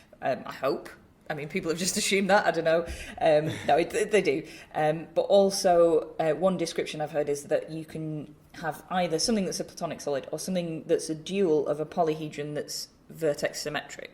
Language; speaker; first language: English; native; English